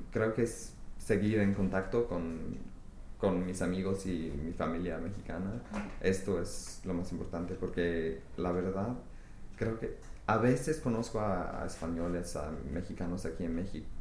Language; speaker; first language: Spanish; non-native, fluent; English